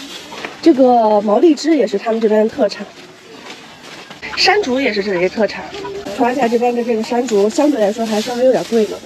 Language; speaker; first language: Chinese; native; Chinese